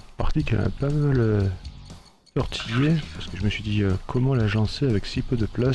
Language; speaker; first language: French; native; French